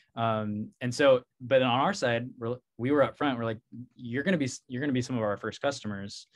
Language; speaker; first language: English; native; English